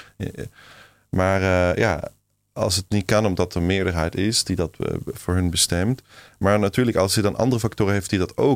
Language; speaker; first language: Dutch; non-native, fluent; German